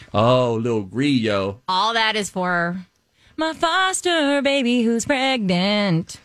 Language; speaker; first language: English; native; English